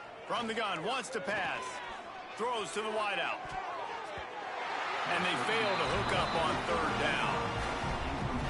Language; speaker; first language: English; native; English